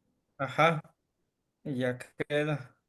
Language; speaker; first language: Spanish; native; Spanish